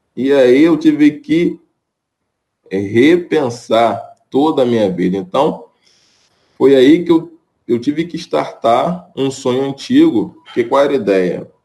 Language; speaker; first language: Portuguese; native; Portuguese